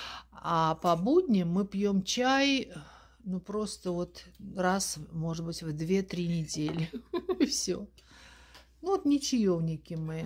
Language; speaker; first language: Russian; native; Russian